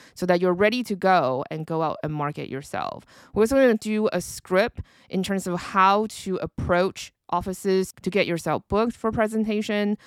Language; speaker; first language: English; early bilingual, other home language; Chinese